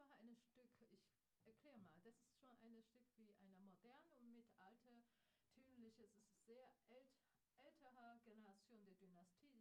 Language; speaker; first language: German; non-native, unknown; Chinese